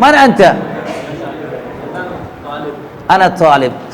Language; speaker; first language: Arabic; non-native, fluent; Urdu